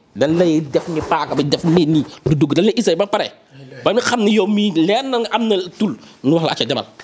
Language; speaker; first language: Wolof; non-native, local second language; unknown